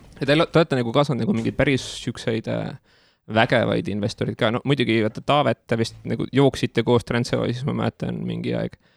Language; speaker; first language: Estonian; native; Estonian